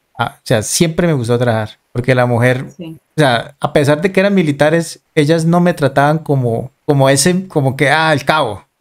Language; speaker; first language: Spanish; native; Spanish